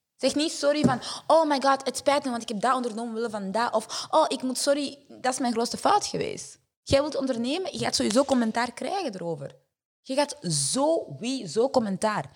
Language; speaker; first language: Dutch; early bilingual, other home language; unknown